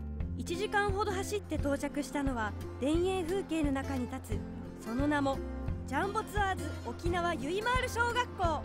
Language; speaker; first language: Japanese; native; Japanese